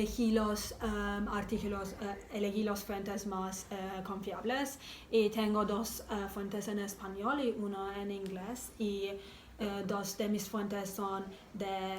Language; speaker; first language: Spanish; non-native, learner; English